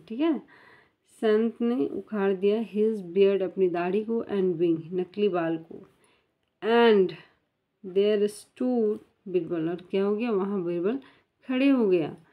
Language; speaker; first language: Hindi; native; Hindi